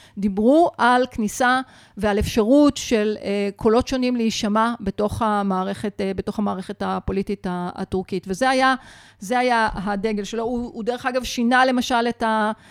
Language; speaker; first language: Hebrew; native; Hebrew